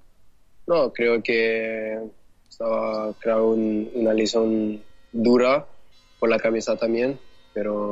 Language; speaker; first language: Spanish; non-native, fluent; French